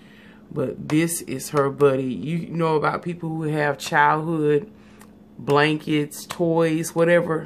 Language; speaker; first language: English; native; English